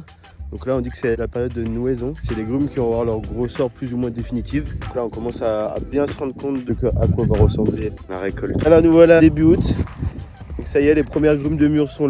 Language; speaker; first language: French; native; French